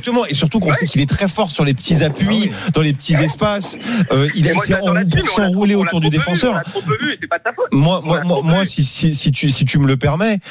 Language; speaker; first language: French; native; French